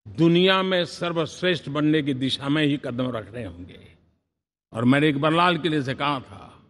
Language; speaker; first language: Hindi; non-native, local second language; Gujarati